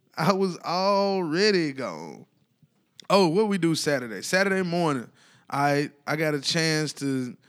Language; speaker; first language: English; native; English